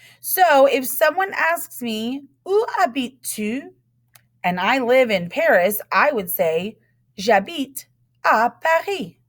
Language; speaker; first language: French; non-native, fluent; English